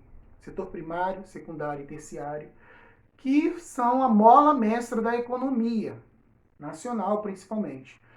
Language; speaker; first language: Portuguese; native; Portuguese